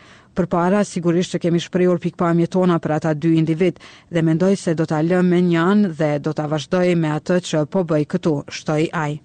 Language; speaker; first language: Albanian; native; Albanian